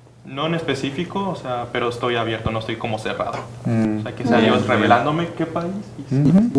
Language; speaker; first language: Spanish; native; Spanish